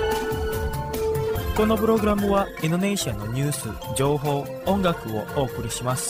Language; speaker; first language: Japanese; non-native, fluent; Indonesian